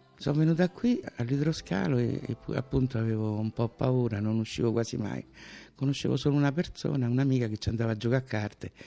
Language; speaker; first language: Italian; native; Italian